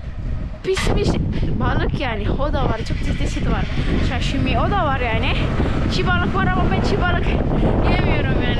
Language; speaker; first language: Turkish; non-native, learner; Indonesian